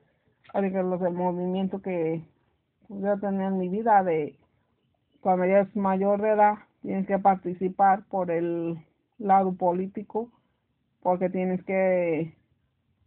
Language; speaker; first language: Spanish; native; Spanish